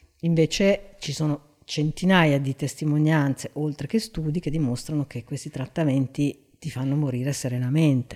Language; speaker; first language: Italian; native; Italian